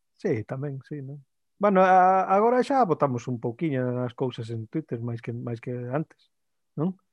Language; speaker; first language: Galician; early bilingual, heritage; Galician